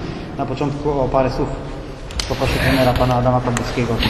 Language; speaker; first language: Polish; native; Polish